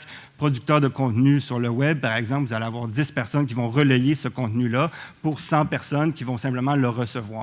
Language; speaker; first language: French; native; French